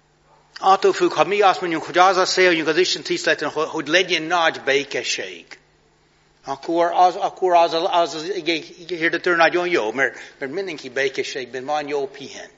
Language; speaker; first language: Hungarian; non-native, fluent; English